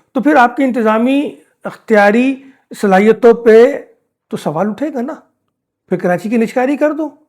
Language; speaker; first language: Urdu; native; Urdu